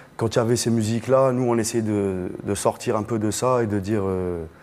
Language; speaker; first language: French; non-native, local second language; Arabic